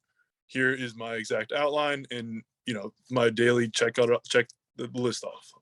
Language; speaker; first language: English; native; English